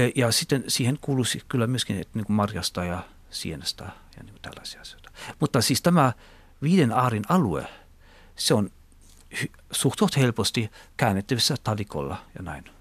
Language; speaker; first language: Finnish; non-native, local second language; Swedish